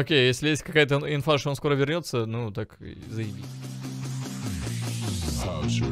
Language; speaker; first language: Russian; native; Russian